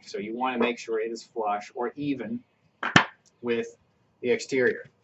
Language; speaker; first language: English; native; English